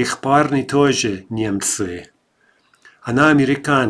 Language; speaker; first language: Russian; non-native, fluent; English